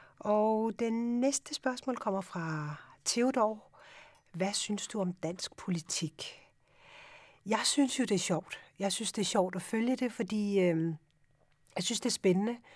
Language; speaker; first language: Danish; early bilingual, other home language; Urdu